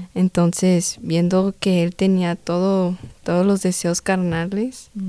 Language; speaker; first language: Spanish; early bilingual, heritage; Spanish